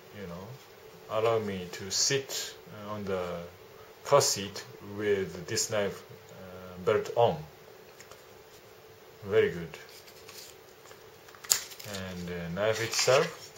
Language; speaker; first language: English; non-native, learner; Japanese